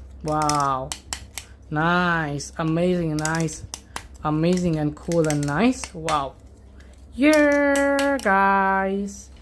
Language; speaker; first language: English; non-native, learner; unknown